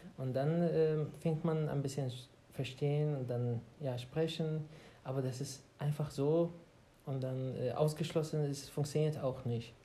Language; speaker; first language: German; non-native, learner; Arabic